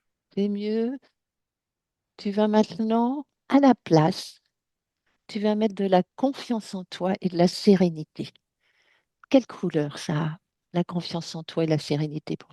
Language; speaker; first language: French; native; French